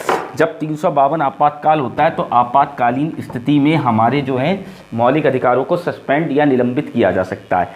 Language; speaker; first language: Hindi; native; Hindi